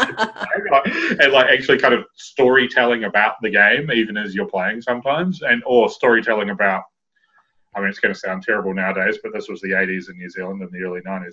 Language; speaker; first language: English; native; English